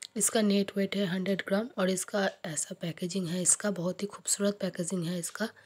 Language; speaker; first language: Hindi; non-native, local second language; Bangla